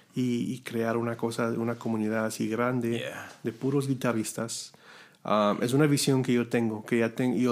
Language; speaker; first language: Spanish; early bilingual, heritage; Spanish